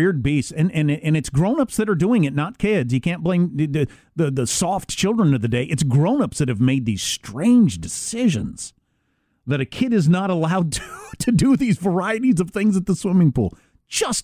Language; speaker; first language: English; native; English